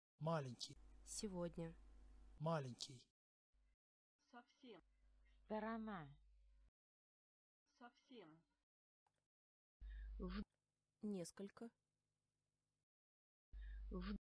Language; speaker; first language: Russian; non-native, learner; English